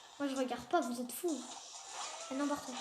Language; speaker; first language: French; native; French